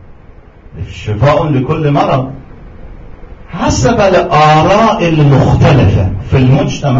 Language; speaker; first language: Arabic; non-native, fluent; Persian